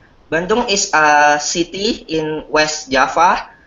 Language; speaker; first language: English; non-native, learner; Indonesian